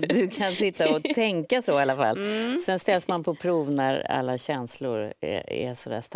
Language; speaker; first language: Swedish; native; Swedish